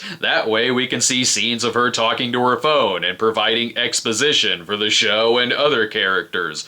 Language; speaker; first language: English; native; English